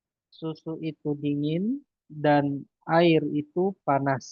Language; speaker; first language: Indonesian; native; Indonesian